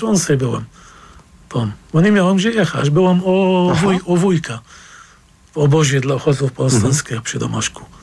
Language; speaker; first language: Polish; non-native, fluent; Arabic